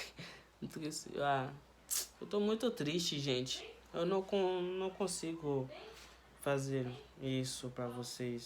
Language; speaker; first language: Portuguese; non-native, learner; Haitian Creole